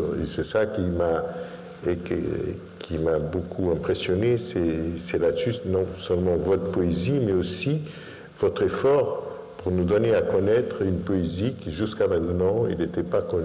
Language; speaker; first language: French; non-native, fluent; Portuguese